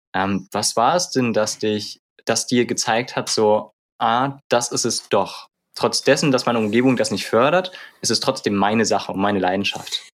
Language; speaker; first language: German; native; German